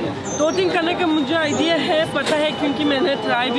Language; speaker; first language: Hindi; non-native, learner; Turkish